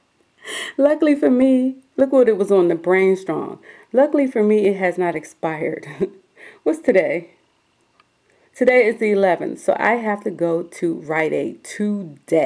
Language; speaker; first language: English; native; English